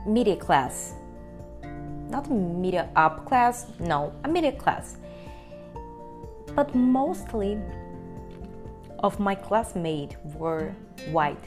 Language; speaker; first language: English; non-native, fluent; Portuguese